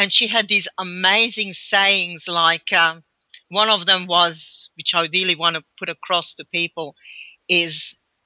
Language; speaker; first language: English; early bilingual, other home language; Hungarian